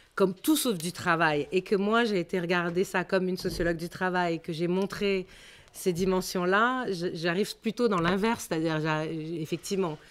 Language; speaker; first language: French; native; French